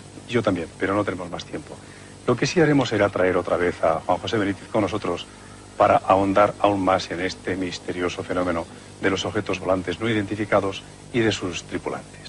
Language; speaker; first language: Spanish; native; Spanish